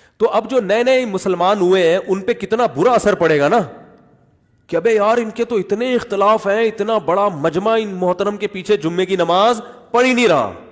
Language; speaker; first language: Urdu; native; Urdu